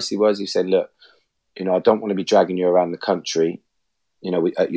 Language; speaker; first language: English; native; English